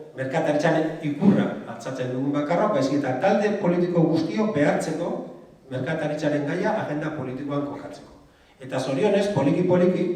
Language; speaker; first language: Basque; non-native, local second language; Spanish